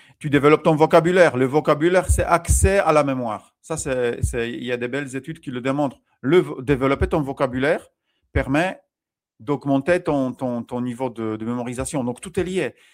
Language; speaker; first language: French; non-native, fluent; Polish